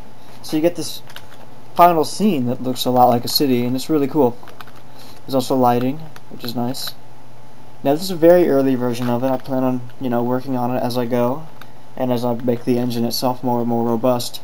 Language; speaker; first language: English; native; English